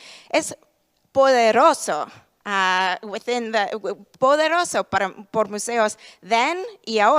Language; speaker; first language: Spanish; non-native, learner; English